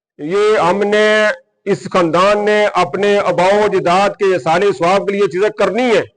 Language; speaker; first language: Urdu; non-native, local second language; Punjabi